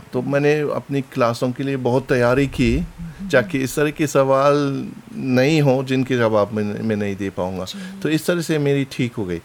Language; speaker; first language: Hindi; non-native, fluent; German